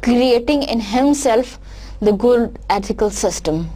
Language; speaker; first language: English; non-native, local second language; Urdu